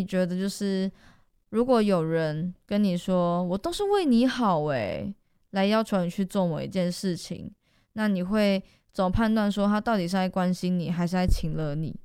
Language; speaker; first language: Chinese; native; Chinese